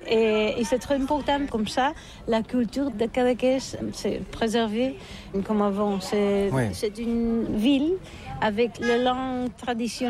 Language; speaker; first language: French; non-native, learner; Catalan